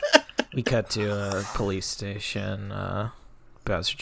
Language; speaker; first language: English; native; English